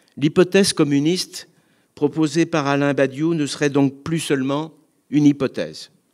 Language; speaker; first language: French; native; French